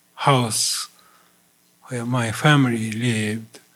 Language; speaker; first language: English; non-native, fluent; Japanese